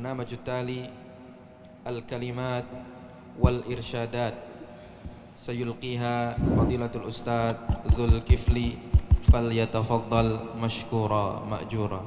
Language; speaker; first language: Arabic; non-native, fluent; Indonesian